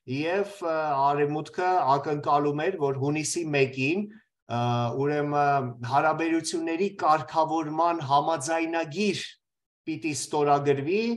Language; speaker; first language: Armenian; native; Armenian